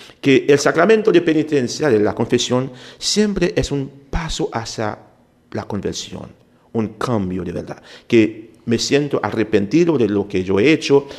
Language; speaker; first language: Spanish; non-native, fluent; Haitian Creole